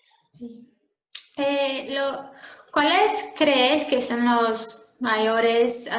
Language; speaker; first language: Spanish; non-native, learner; Portuguese